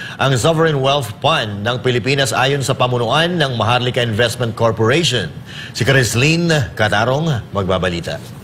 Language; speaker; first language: Filipino; native; Filipino